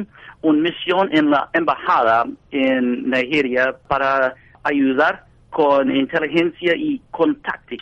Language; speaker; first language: Spanish; non-native, fluent; English